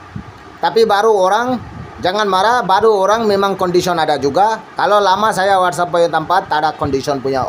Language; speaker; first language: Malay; non-native, learner; Bangla